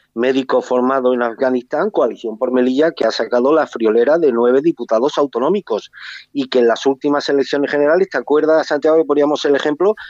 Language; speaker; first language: Spanish; native; Spanish